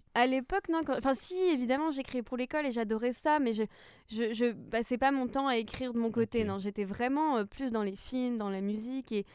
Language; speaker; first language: French; native; French